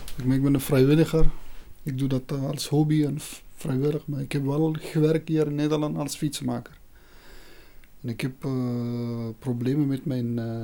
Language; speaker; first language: Dutch; non-native, fluent; Persian